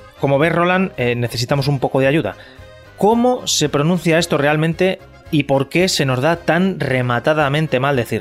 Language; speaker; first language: Spanish; native; Spanish